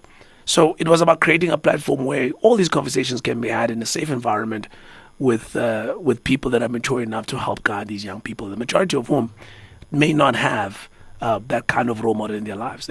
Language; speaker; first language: English; non-native, local second language; Zulu